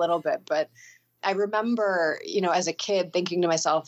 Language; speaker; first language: English; native; English